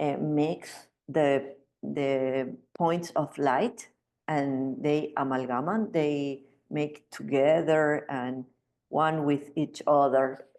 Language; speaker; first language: English; non-native, learner; Spanish